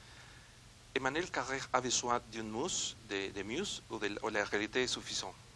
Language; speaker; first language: French; non-native, learner; Spanish